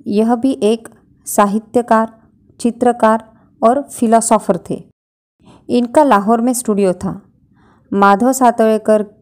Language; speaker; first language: Hindi; non-native, local second language; Marathi